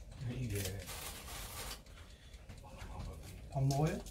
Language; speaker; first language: Korean; non-native, learner; Turkish